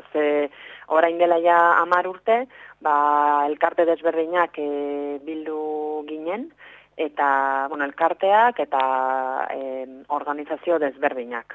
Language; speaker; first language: Basque; non-native, local second language; Spanish